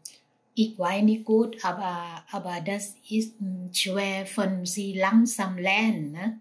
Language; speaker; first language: German; non-native, learner; Thai